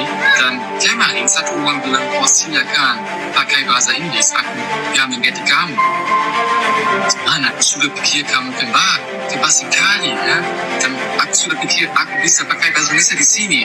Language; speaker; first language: Indonesian; non-native, learner; English